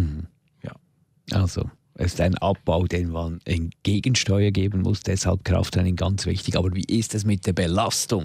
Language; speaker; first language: German; native; German